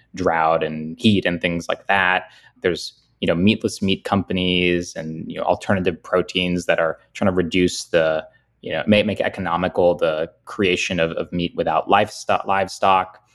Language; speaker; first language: English; native; English